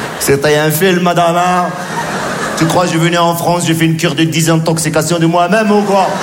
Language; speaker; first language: French; non-native, local second language; Arabic